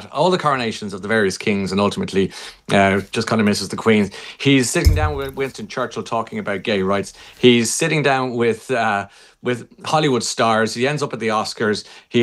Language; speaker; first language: English; native; English